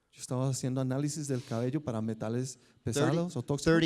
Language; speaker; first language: Spanish; native; Spanish